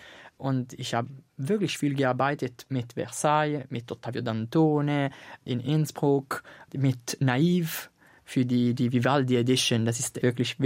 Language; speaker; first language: German; non-native, fluent; Italian